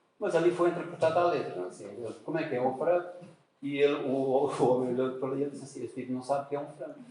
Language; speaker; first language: Portuguese; native; Portuguese